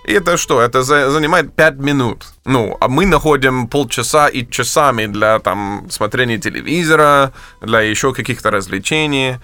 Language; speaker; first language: Russian; non-native, fluent; English